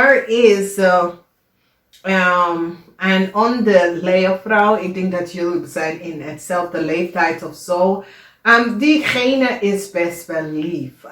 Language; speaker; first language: Dutch; non-native, learner; English